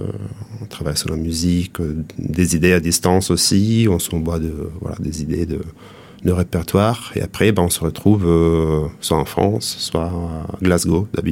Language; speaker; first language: French; non-native, fluent; Italian